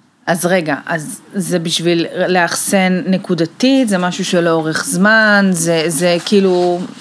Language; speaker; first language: Hebrew; native; Hebrew